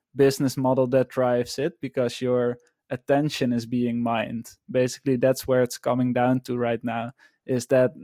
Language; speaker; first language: English; non-native, fluent; Dutch